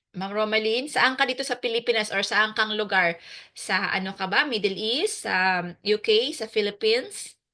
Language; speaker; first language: Filipino; native; Filipino